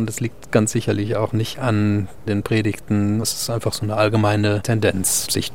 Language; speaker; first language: German; native; German